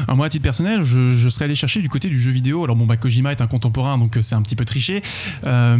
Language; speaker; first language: French; native; French